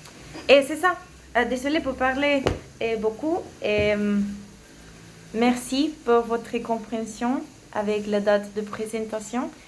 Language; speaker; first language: French; non-native, learner; Spanish